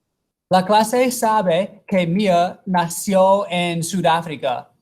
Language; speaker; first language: Spanish; non-native, fluent; English